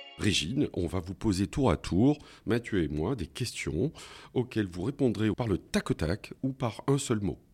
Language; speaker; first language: French; native; French